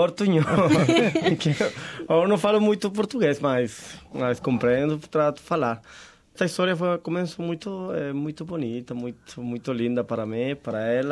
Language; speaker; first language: Portuguese; non-native, learner; Spanish